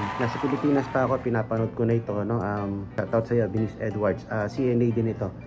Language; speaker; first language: Filipino; non-native, local second language; Pampanga